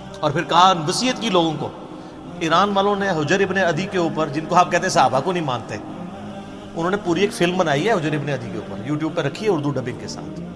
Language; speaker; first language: Urdu; non-native, local second language; Punjabi